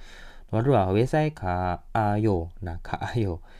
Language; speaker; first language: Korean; non-native, fluent; Indonesian